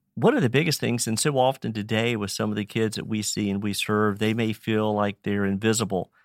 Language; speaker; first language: English; native; English